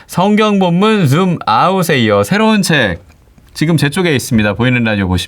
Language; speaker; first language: Korean; native; Korean